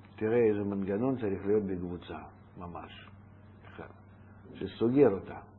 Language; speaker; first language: Hebrew; non-native, fluent; Russian